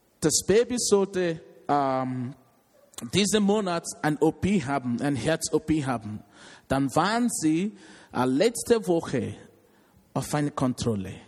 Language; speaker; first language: German; non-native, learner; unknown